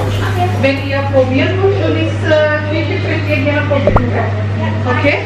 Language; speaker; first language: German; non-native, learner; Indonesian